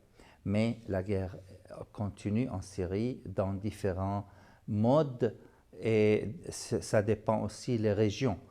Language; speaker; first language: French; non-native, fluent; Arabic